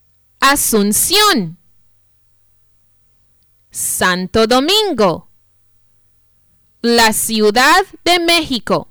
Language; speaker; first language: Spanish; non-native, fluent; English